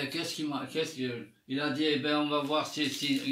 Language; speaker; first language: French; non-native, fluent; Armenian